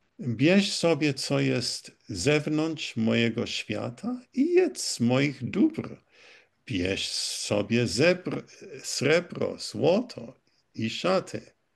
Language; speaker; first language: Polish; early bilingual, heritage; Polish